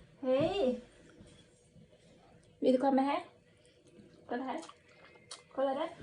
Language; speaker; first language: Swedish; non-native, learner; Thai